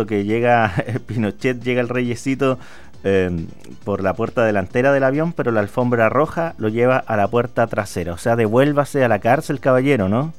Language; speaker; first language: Spanish; native; Spanish